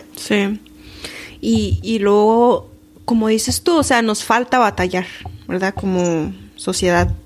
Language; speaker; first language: Spanish; early bilingual, heritage; Spanish